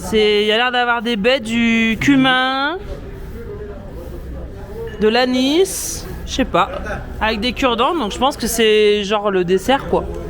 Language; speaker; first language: French; native; French